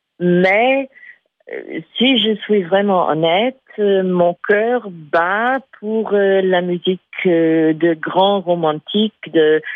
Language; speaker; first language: French; non-native, fluent; English